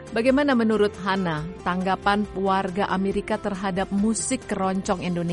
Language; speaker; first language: Indonesian; native; Indonesian